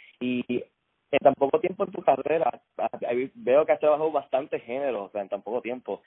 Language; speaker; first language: Spanish; native; Spanish